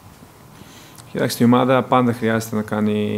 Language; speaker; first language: Greek; non-native, fluent; Serbian